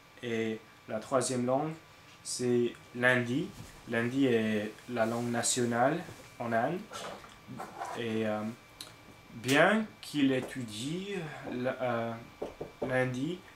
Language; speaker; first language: French; non-native, learner; English